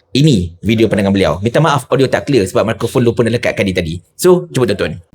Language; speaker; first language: Malay; native; Malay